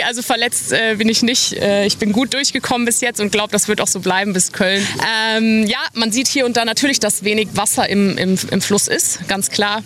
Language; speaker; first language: German; native; German